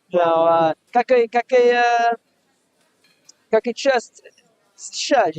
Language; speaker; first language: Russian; non-native, learner; English